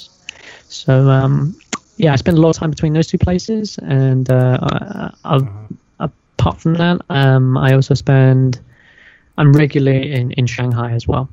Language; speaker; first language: English; native; English